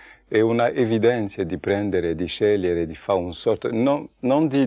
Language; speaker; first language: Italian; non-native, fluent; French